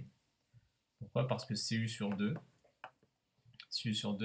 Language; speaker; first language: French; native; French